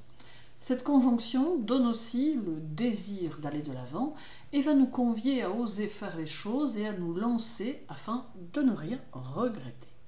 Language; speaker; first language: French; native; French